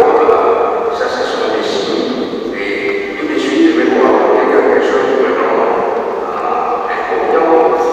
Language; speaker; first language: French; non-native, local second language; Morisyen